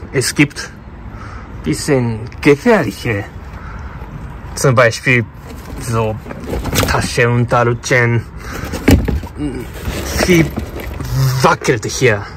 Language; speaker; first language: German; non-native, learner; Japanese